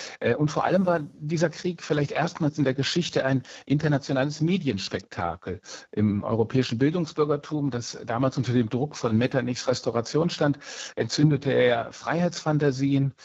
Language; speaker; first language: German; native; German